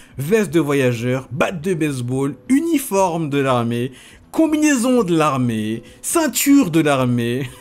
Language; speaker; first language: French; native; French